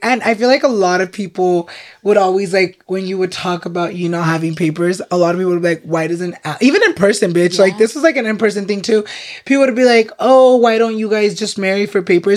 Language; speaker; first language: English; early bilingual, other home language; Spanish